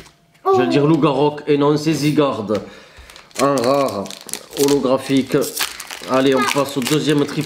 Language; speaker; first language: French; native; French